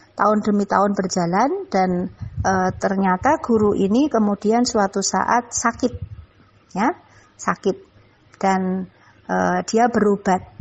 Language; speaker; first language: Indonesian; non-native, local second language; Javanese